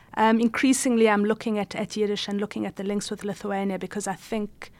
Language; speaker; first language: English; native; English